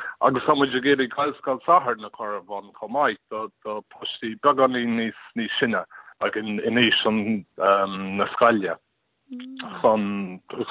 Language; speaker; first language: Irish; non-native, learner; English